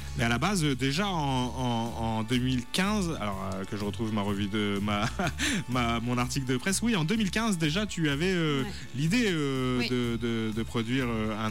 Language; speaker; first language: French; native; French